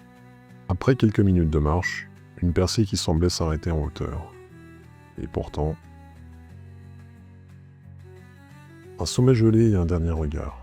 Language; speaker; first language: French; native; French